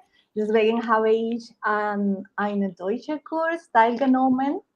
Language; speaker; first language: German; non-native, learner; Spanish